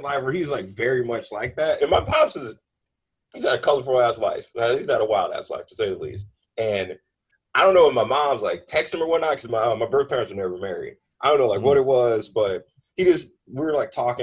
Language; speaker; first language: English; native; English